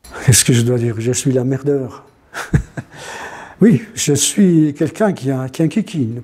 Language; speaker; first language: French; non-native, fluent; Italian